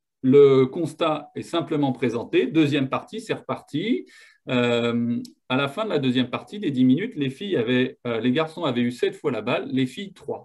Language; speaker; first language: French; native; French